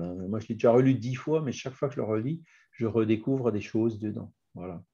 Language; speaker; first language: French; native; French